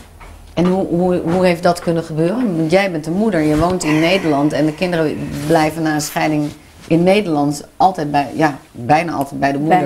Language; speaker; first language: Dutch; native; Dutch